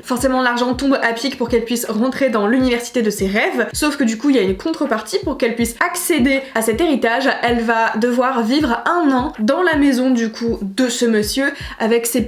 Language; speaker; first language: French; native; French